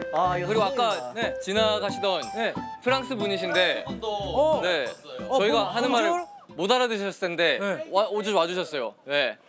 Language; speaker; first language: Korean; native; Korean